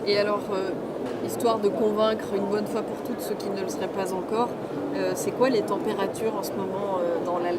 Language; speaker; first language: French; native; French